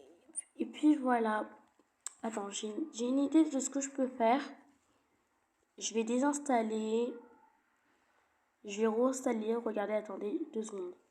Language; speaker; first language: French; native; French